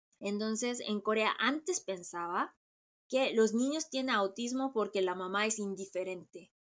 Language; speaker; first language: Spanish; non-native, fluent; Korean